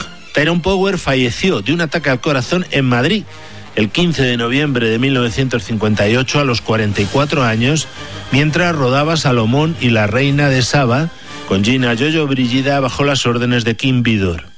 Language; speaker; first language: Spanish; native; Spanish